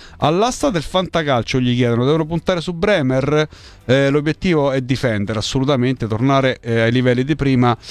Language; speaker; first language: Italian; native; Italian